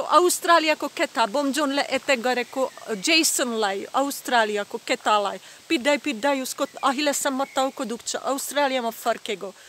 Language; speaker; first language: Nepali; non-native, learner; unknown